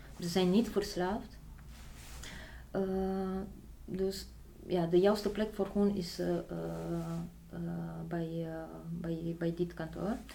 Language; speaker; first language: Dutch; non-native, fluent; Polish